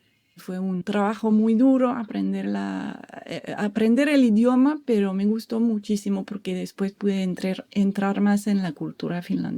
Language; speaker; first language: Spanish; non-native, fluent; French